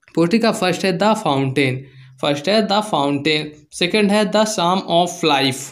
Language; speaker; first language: Hindi; native; Hindi